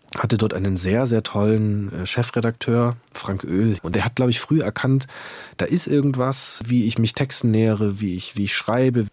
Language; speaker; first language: German; native; German